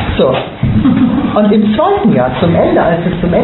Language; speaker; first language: German; native; German